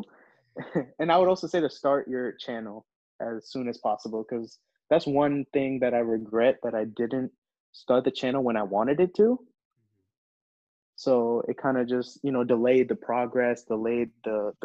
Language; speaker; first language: English; early bilingual, other home language; Hindi